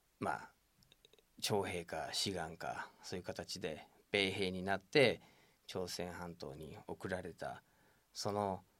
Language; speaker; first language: Japanese; non-native, fluent; English